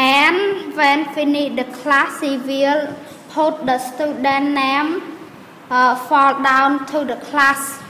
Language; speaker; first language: English; non-native, learner; Khmer